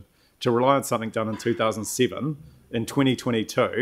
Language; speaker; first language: English; native; English